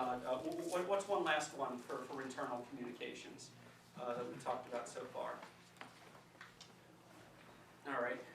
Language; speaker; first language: English; native; English